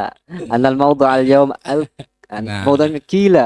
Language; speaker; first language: Arabic; non-native, learner; Indonesian